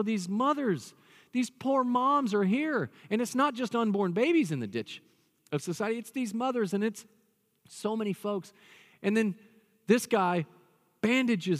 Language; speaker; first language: English; native; English